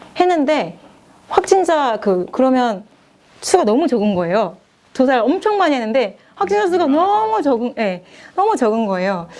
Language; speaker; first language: Korean; native; Korean